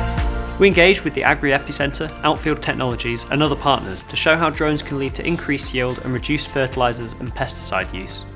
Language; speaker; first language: English; native; English